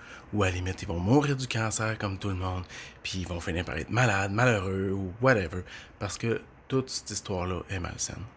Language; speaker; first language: French; native; French